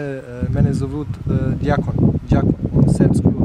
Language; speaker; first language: Russian; non-native, learner; Serbian